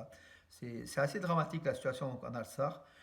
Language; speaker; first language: French; native; French